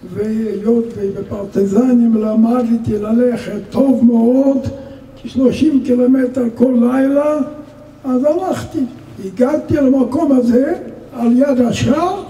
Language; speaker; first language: Hebrew; non-native, fluent; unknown